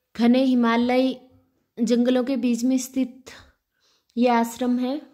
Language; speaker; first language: Hindi; native; Hindi